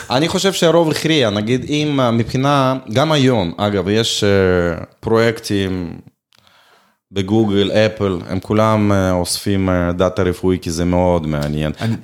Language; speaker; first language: Hebrew; non-native, fluent; Russian